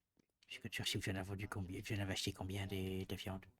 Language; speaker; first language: French; native; French